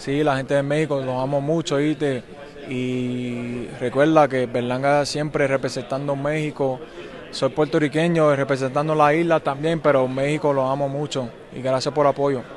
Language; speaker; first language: Spanish; early bilingual, heritage; English